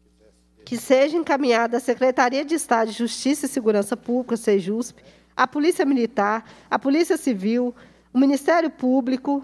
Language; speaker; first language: Portuguese; native; Portuguese